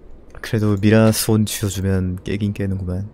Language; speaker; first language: Korean; native; Korean